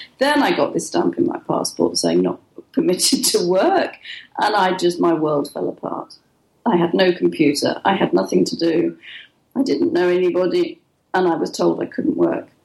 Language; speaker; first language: English; native; English